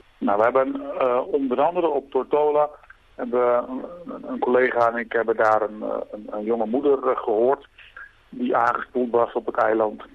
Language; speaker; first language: Dutch; native; Dutch